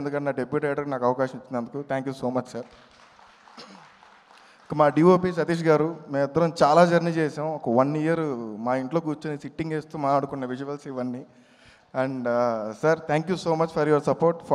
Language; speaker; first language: Telugu; native; Telugu